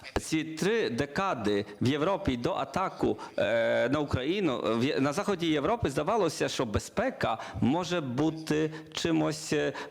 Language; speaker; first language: Ukrainian; non-native, learner; Polish